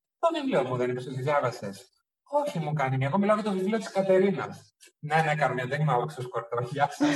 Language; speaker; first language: Greek; early bilingual, heritage; Greek